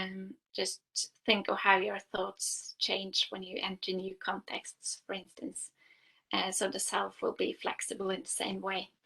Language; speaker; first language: English; non-native, fluent; Norwegian